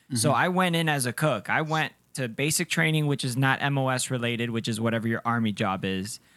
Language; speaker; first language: English; non-native, fluent; Spanish